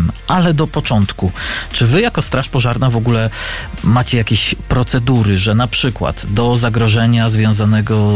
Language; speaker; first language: Polish; native; Polish